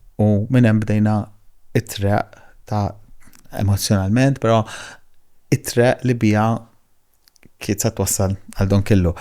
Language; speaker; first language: Maltese; native; Maltese